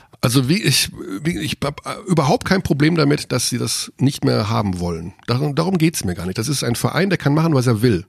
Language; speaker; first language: German; native; German